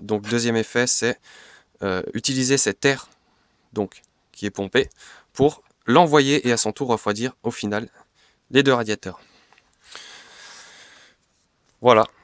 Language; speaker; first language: French; native; French